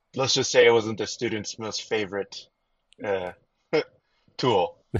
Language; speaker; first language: English; early bilingual, other home language; Chinese